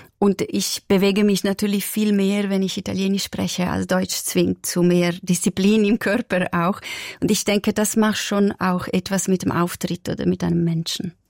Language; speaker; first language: German; non-native, local second language; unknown